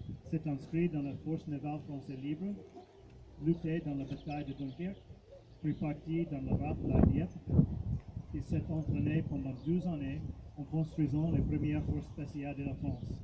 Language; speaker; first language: French; non-native, fluent; English